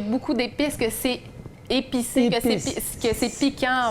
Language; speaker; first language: French; native; French